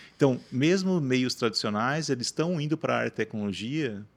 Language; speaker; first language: Portuguese; native; Portuguese